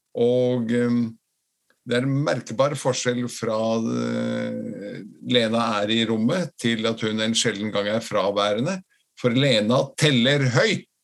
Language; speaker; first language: Norwegian; non-native, fluent; Latvian